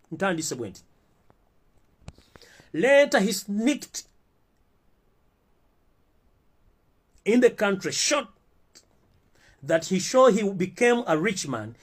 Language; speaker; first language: English; non-native, local second language; Ganda